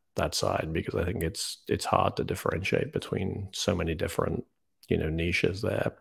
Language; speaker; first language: English; native; English